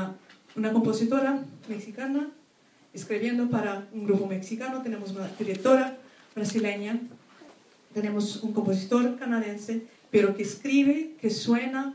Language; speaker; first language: Spanish; non-native, fluent; Portuguese